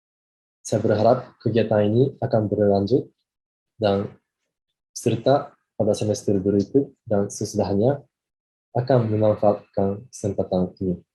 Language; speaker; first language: Indonesian; non-native, fluent; Japanese